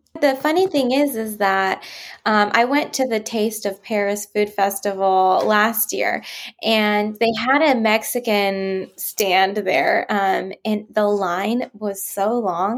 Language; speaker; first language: English; native; English